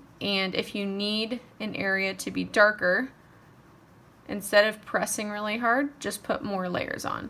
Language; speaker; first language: English; native; English